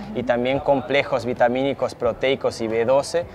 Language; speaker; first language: Spanish; early bilingual, heritage; Spanish